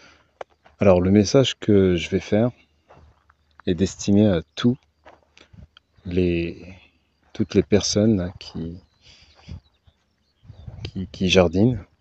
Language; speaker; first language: French; native; French